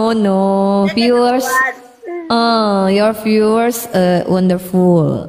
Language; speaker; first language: English; non-native, learner; Indonesian